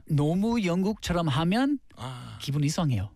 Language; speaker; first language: Korean; non-native, learner; English